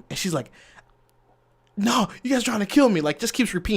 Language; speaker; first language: English; native; English